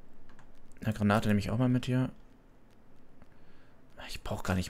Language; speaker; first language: German; native; German